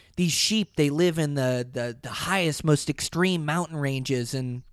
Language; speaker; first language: English; native; English